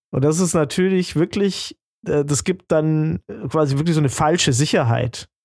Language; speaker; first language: German; native; German